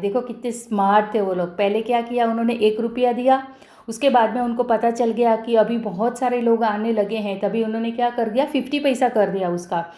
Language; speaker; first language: Hindi; non-native, local second language; Marathi